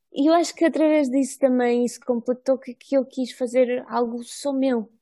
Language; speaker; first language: Portuguese; non-native, fluent; Russian